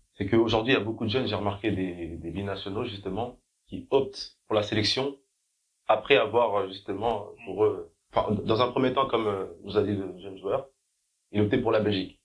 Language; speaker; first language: French; native; French